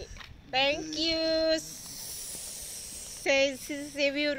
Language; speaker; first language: Turkish; non-native, learner; Indonesian